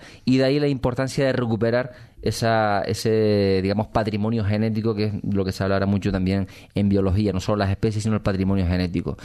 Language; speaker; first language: Spanish; native; Spanish